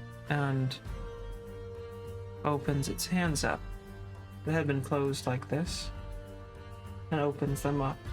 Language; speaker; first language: English; native; English